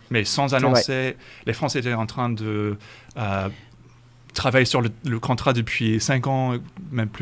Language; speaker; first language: French; non-native, fluent; English